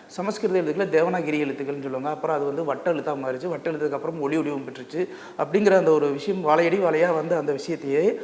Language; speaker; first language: Tamil; native; Tamil